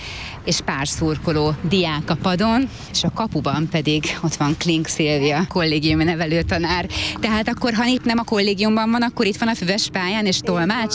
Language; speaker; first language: Hungarian; native; Hungarian